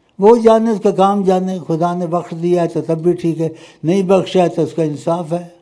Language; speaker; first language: Urdu; non-native, local second language; Pashto